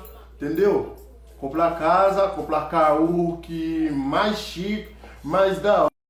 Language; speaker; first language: Portuguese; non-native, learner; Haitian Creole